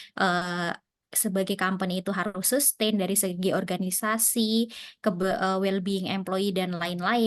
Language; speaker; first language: Indonesian; native; Indonesian